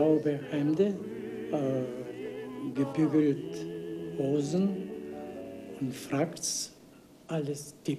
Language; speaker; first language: German; non-native, learner; Bulgarian